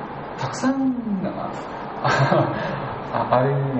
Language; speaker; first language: Japanese; non-native, learner; Korean